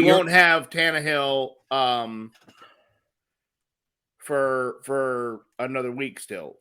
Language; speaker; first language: English; native; English